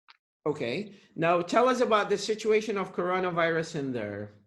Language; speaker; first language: English; non-native, fluent; Arabic